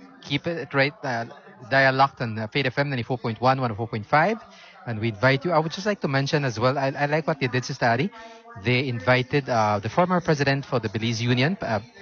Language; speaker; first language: English; non-native, local second language; Spanish